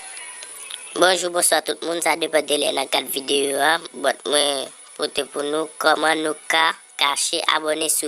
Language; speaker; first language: French; non-native, learner; Haitian Creole